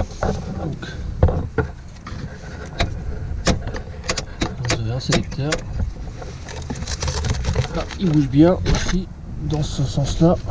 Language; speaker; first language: French; native; French